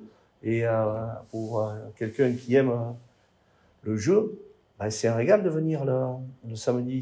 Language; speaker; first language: French; native; French